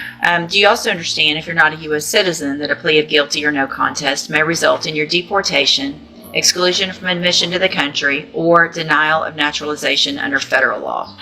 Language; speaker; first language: English; native; English